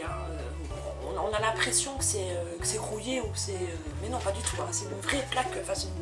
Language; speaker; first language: French; native; French